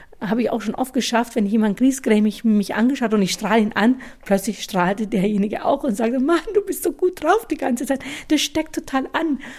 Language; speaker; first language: German; native; German